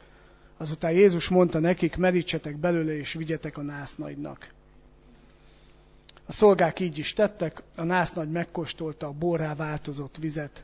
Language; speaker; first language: Hungarian; native; Hungarian